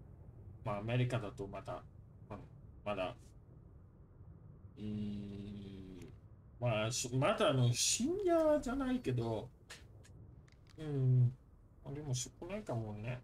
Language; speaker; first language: Japanese; non-native, fluent; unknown